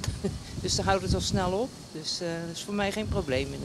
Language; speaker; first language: Dutch; native; Dutch